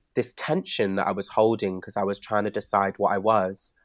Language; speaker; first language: English; native; English